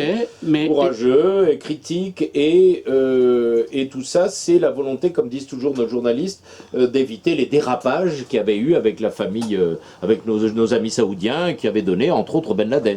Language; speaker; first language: French; native; French